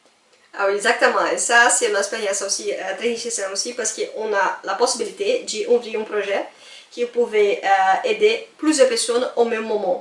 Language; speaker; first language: French; non-native, fluent; Portuguese